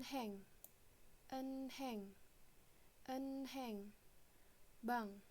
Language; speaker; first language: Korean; non-native, fluent; Indonesian